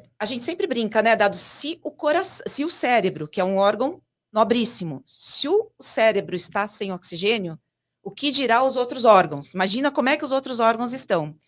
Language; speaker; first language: Portuguese; native; Portuguese